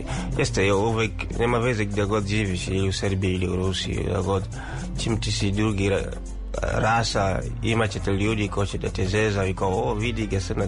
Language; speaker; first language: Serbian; non-native, learner; Swahili